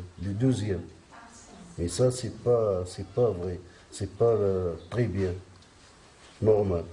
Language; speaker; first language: French; non-native, local second language; Arabic